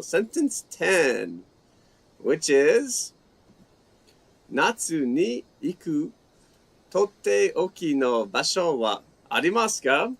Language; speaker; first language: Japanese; non-native, fluent; English